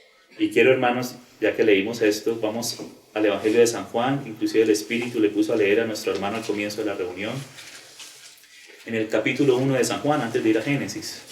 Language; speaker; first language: Spanish; native; Spanish